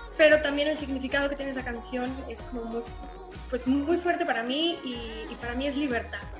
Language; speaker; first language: Spanish; native; Spanish